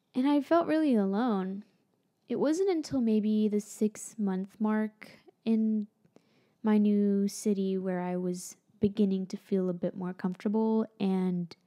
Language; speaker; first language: English; native; English